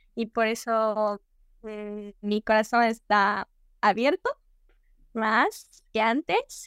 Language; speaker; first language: Spanish; non-native, learner; Japanese